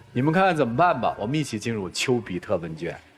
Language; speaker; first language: Chinese; native; Chinese